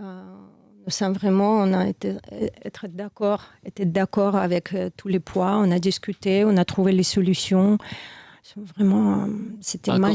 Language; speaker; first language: French; non-native, fluent; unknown